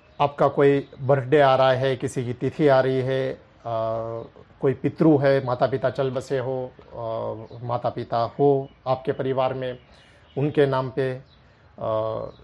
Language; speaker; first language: Hindi; non-native, local second language; Gujarati